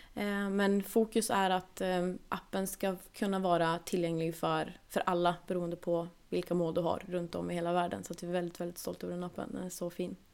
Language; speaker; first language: Swedish; native; Swedish